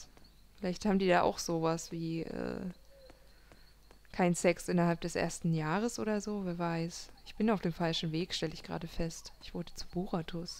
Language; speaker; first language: German; native; German